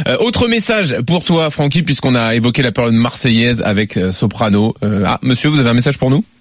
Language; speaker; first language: French; native; French